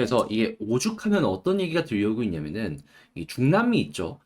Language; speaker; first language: Korean; native; Korean